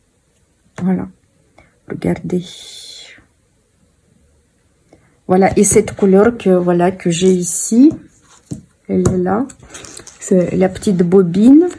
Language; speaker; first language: French; non-native, fluent; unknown